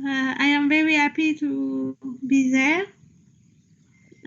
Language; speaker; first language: English; non-native, learner; French